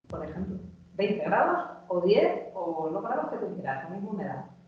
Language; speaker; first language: Spanish; native; Spanish